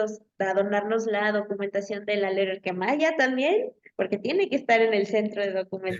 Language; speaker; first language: Spanish; native; Spanish